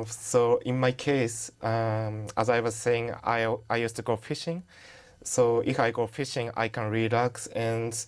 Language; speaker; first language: English; non-native, learner; Japanese